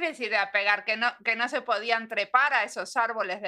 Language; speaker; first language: Portuguese; non-native, learner; Spanish